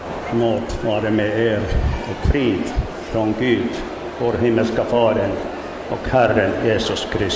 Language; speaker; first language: Swedish; non-native, local second language; Finnish